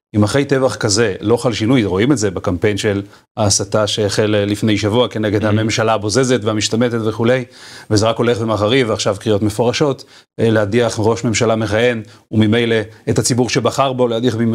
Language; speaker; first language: Hebrew; native; Hebrew